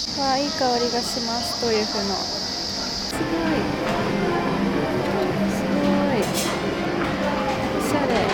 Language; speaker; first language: Japanese; native; Japanese